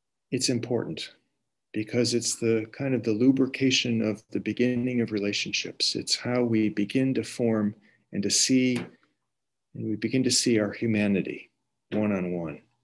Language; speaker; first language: English; native; English